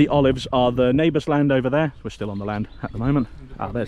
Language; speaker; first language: English; native; English